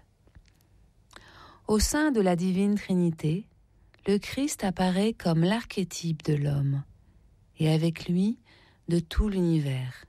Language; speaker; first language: French; native; French